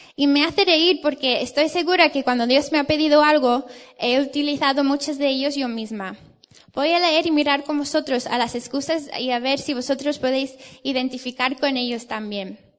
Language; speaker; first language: Spanish; non-native, fluent; English